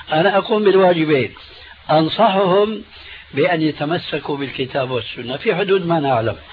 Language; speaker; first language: Arabic; early bilingual, other home language; Albanian